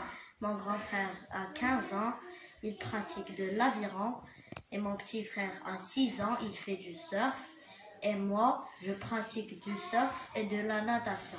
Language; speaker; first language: French; non-native, local second language; Arabic